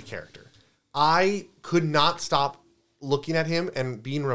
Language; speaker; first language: English; native; English